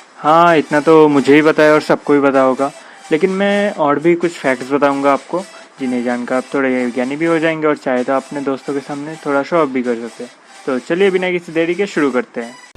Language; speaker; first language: Hindi; non-native, local second language; Bangla